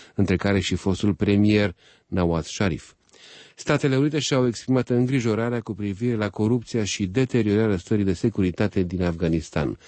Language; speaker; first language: Romanian; native; Romanian